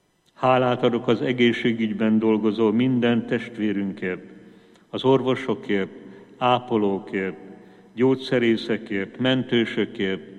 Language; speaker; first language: Hungarian; native; Hungarian